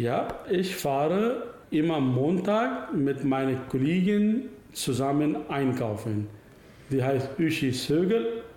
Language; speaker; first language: German; non-native, learner; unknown